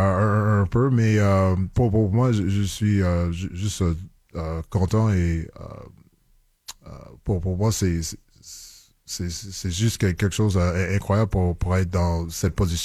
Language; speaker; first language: French; non-native, local second language; English